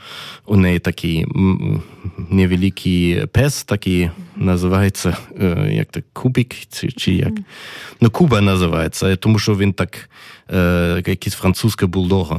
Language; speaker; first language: Ukrainian; non-native, learner; German